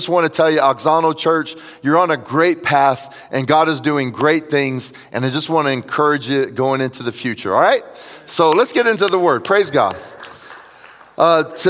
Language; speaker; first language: English; native; English